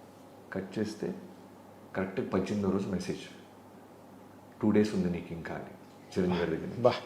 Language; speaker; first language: Telugu; native; Telugu